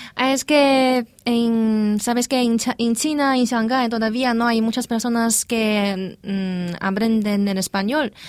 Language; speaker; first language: Spanish; non-native, fluent; Chinese